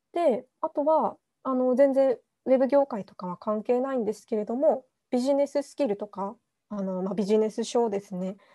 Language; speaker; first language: Japanese; native; Japanese